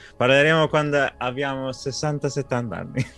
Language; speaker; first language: Italian; non-native, learner; English